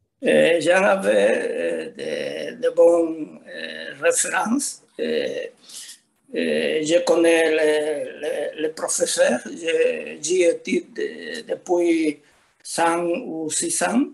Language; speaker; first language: French; non-native, learner; Spanish